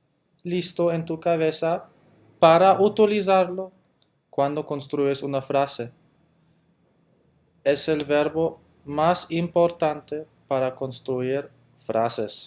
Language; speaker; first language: Spanish; non-native, fluent; German